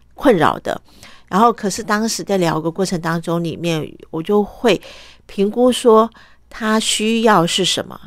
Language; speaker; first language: Chinese; early bilingual, other home language; Cantonese